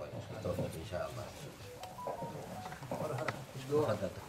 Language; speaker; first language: Arabic; non-native, fluent; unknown